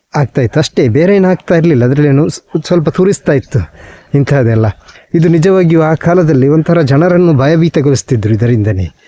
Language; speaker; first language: Kannada; non-native, local second language; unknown